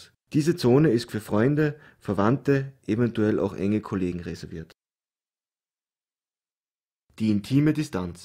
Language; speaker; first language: German; native; German